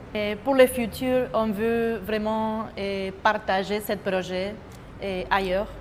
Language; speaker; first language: French; non-native, fluent; Spanish